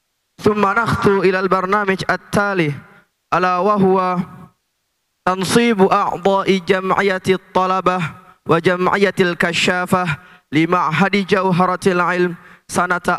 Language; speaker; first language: Arabic; non-native, learner; Indonesian